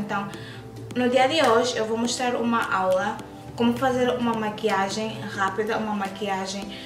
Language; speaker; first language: Portuguese; early bilingual, heritage; English